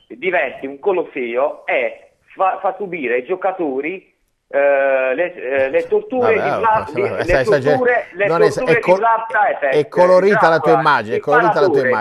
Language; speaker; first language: Italian; native; Italian